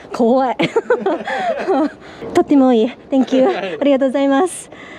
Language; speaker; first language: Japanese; non-native, learner; English